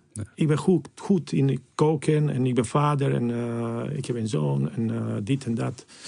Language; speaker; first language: Dutch; non-native, fluent; Bosnian